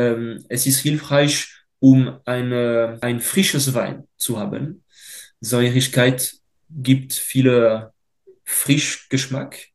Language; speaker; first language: German; non-native, fluent; French